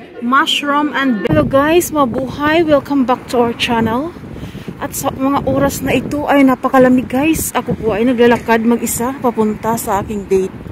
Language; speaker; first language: Filipino; native; Filipino